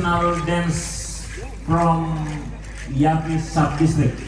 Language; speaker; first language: English; non-native, learner; Indonesian